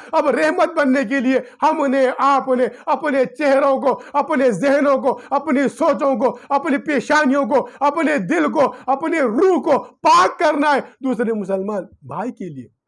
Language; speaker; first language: Urdu; non-native, local second language; Pashto